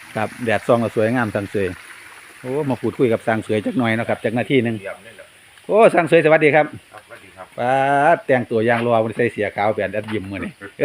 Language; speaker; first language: Thai; native; Thai